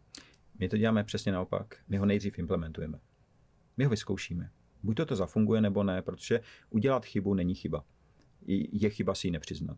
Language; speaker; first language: Czech; native; Czech